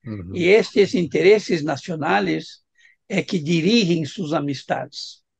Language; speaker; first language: Spanish; non-native, fluent; Portuguese